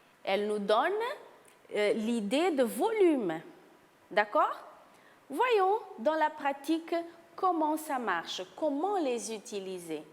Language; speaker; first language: French; non-native, fluent; Portuguese